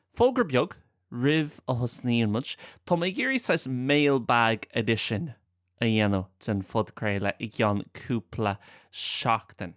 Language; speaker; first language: Irish; non-native, local second language; English